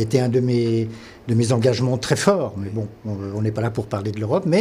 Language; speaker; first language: French; non-native, local second language; Catalan